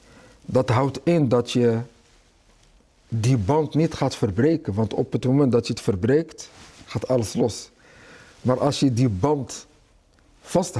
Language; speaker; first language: Dutch; early bilingual, other home language; Arabic